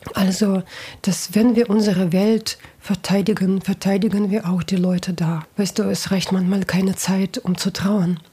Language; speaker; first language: German; non-native, fluent; Russian